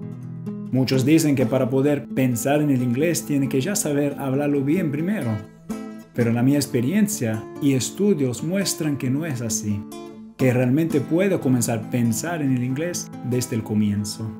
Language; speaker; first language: Spanish; non-native, fluent; Portuguese